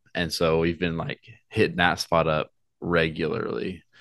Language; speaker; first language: English; native; English